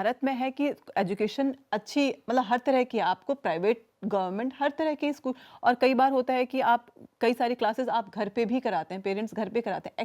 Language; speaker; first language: Hindi; native; Hindi